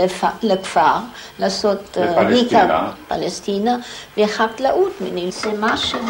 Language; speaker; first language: Hebrew; non-native, fluent; German